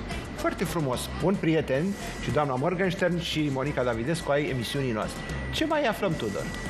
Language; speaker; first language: Romanian; native; Romanian